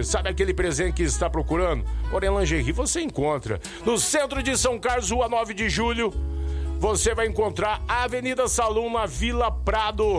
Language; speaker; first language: Portuguese; native; Portuguese